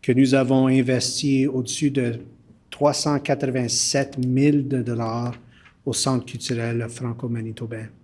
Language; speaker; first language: French; early bilingual, heritage; French